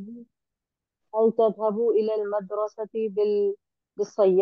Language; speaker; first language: Arabic; non-native, learner; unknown